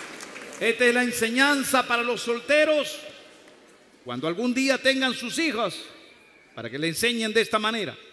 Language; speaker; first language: Spanish; native; Spanish